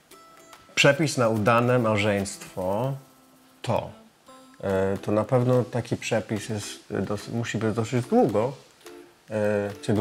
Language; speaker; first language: Polish; non-native, fluent; English